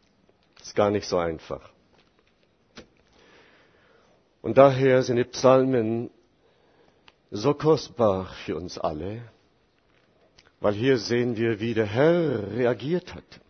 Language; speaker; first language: German; non-native, fluent; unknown